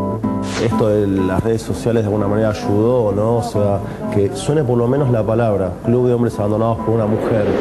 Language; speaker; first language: Spanish; native; Spanish